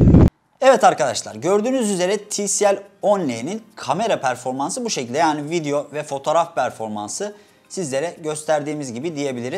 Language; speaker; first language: Turkish; native; Turkish